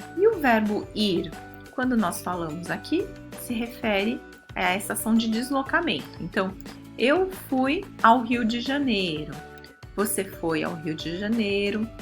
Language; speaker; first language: Portuguese; early bilingual, other home language; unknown